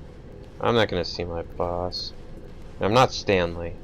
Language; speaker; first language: English; native; English